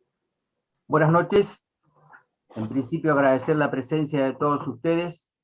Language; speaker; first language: Spanish; native; Spanish